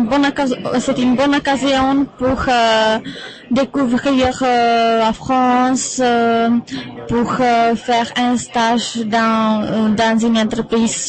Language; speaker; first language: French; non-native, fluent; Czech